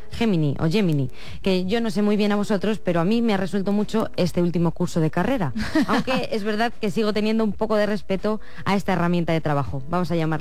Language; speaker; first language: Spanish; native; Spanish